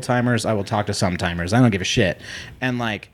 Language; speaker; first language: English; native; English